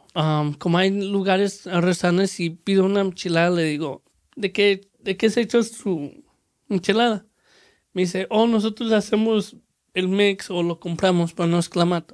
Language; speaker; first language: Spanish; early bilingual, heritage; Spanish